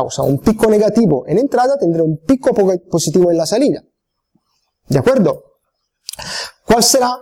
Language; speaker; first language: Spanish; non-native, fluent; Italian